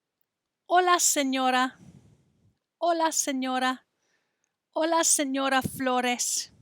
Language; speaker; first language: Spanish; non-native, fluent; English